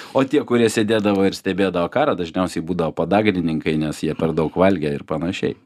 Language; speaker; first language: Lithuanian; native; Lithuanian